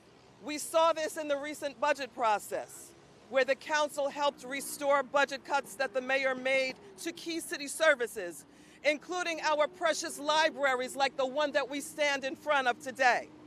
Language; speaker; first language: English; native; English